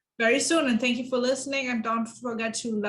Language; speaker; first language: English; non-native, fluent; German